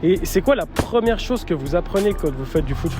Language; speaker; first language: French; native; French